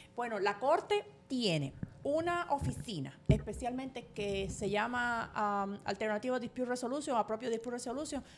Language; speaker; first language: Spanish; native; Spanish